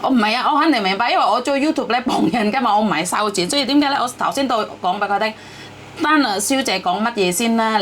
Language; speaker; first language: Cantonese; non-native, fluent; Javanese